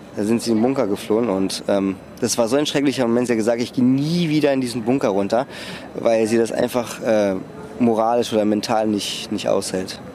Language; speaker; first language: German; early bilingual, other home language; Russian